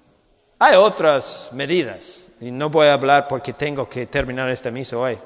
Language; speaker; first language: Spanish; non-native, fluent; English